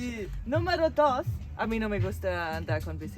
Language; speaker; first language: Spanish; non-native, fluent; German